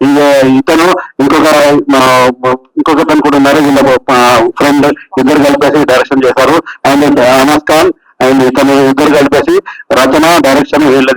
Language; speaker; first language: Telugu; native; Telugu